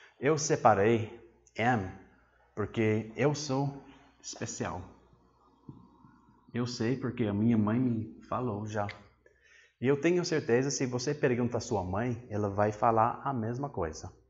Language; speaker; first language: Portuguese; non-native, fluent; English